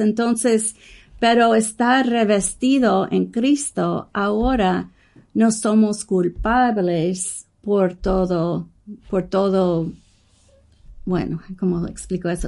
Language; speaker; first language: Spanish; non-native, learner; English